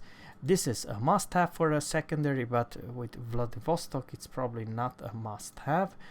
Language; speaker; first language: English; non-native, fluent; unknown